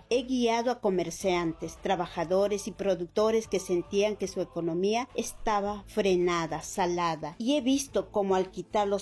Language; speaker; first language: Spanish; native; Spanish